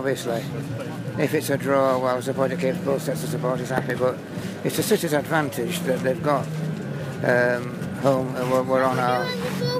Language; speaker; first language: English; native; English